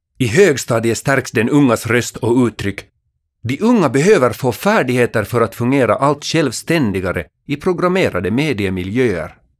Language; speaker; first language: Swedish; native; Swedish